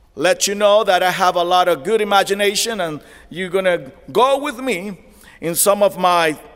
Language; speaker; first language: English; non-native, fluent; Spanish